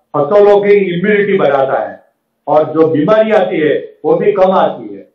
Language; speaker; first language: Hindi; non-native, local second language; Gujarati